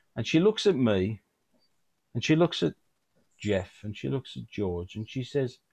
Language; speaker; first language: English; native; English